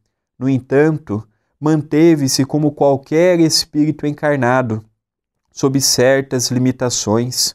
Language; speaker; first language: Portuguese; native; Portuguese